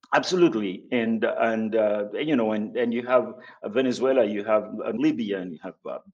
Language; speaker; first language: English; non-native, fluent; Spanish